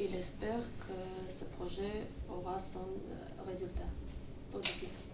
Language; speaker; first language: French; non-native, fluent; Armenian